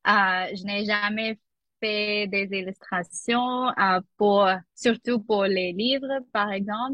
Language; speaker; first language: French; non-native, learner; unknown